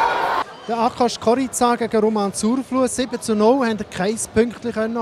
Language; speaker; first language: German; native; German